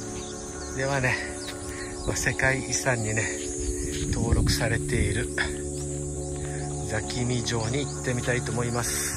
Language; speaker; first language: Japanese; native; Japanese